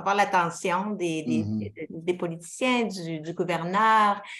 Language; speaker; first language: French; native; French